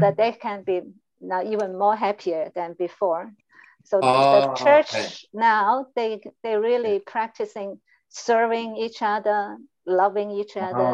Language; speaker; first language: English; non-native, learner; Chinese